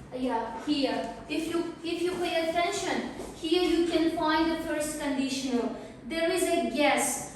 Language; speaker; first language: English; non-native, fluent; Uzbek